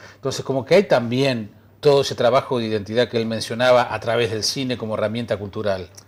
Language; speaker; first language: Spanish; native; Spanish